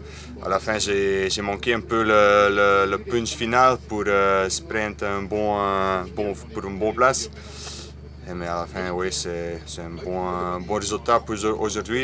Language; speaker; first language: French; non-native, learner; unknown